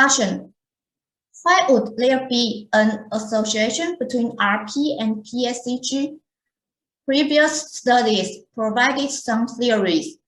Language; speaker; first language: English; non-native, fluent; Chinese